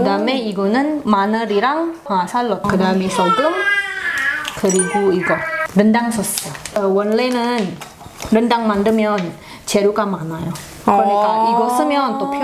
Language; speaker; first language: Korean; non-native, learner; Indonesian